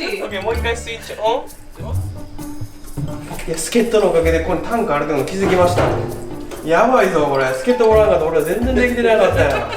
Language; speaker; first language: Japanese; native; Japanese